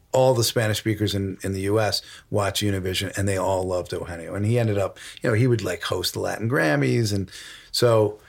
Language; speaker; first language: English; native; English